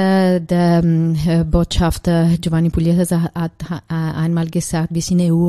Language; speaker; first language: German; non-native, learner; Italian